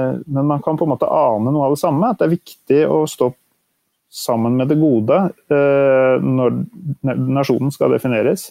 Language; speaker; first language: Norwegian; native; Norwegian